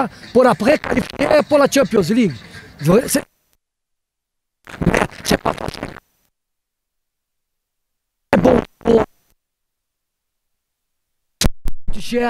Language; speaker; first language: French; non-native, learner; Portuguese